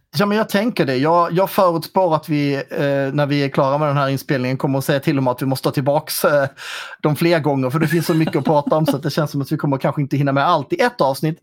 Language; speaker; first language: Swedish; native; Swedish